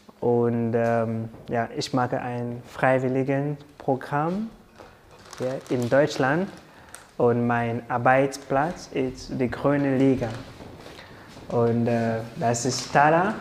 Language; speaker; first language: German; non-native, learner; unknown